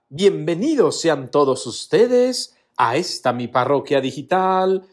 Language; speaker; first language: Spanish; native; Spanish